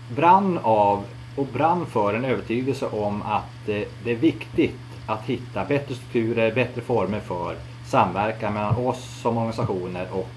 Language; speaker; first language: Swedish; native; Swedish